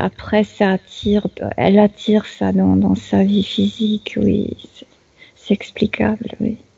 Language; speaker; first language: French; non-native, fluent; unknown